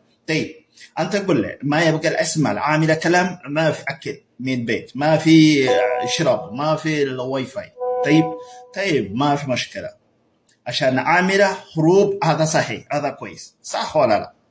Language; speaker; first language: Arabic; non-native, learner; Ganda